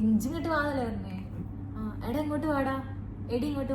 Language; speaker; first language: Malayalam; native; Malayalam